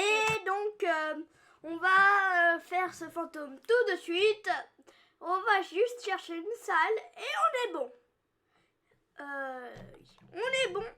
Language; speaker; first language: French; native; French